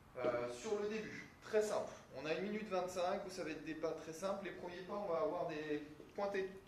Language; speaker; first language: French; native; French